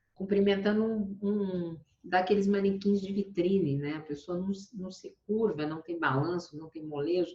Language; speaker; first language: Portuguese; native; Portuguese